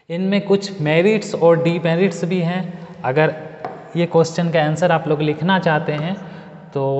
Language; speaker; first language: Hindi; native; Hindi